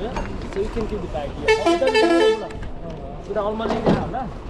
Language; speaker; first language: English; non-native, learner; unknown